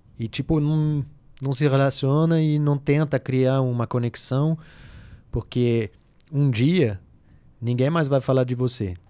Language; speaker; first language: Portuguese; non-native, fluent; French